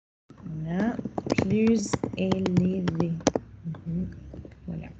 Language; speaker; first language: French; non-native, fluent; Spanish